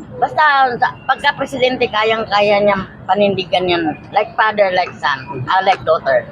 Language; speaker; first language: Filipino; native; Filipino